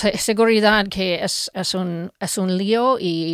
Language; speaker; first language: Spanish; non-native, fluent; English